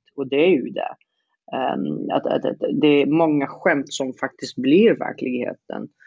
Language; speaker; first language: Swedish; non-native, fluent; Arabic